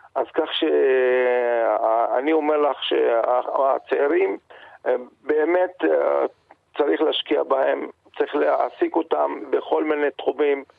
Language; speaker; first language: Hebrew; non-native, local second language; Arabic